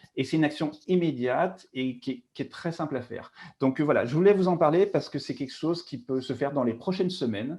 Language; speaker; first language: French; native; French